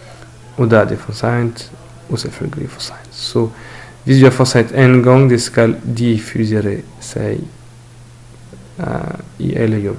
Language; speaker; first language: Norwegian; non-native, learner; French